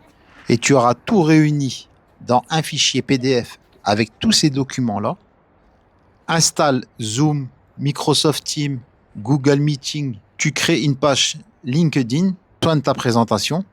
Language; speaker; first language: French; native; French